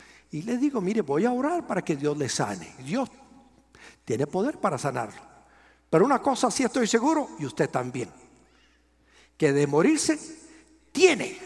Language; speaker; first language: Spanish; native; Spanish